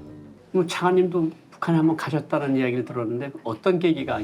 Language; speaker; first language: Korean; native; Korean